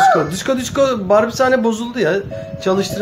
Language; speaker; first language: Turkish; native; Turkish